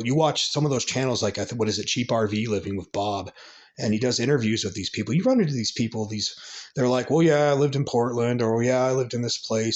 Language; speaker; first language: English; native; English